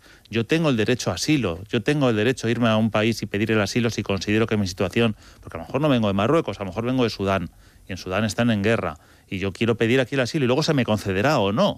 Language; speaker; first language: Spanish; native; Spanish